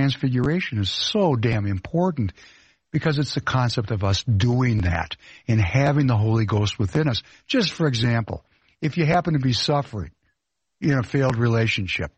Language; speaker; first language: English; non-native, fluent; Russian